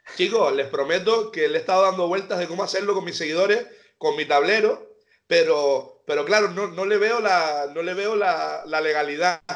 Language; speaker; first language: Spanish; native; Spanish